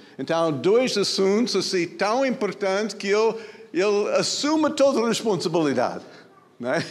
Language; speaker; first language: Portuguese; non-native, fluent; English